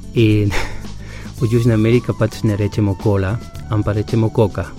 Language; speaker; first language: Slovenian; non-native, fluent; Spanish